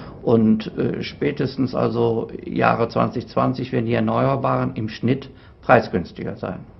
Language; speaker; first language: German; native; German